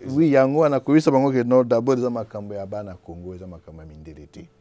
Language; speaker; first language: French; non-native, local second language; Lingala